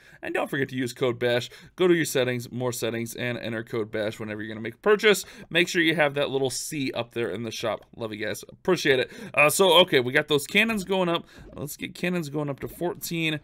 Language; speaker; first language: English; native; English